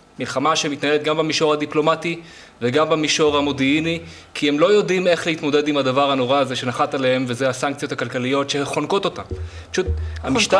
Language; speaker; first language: Hebrew; native; Hebrew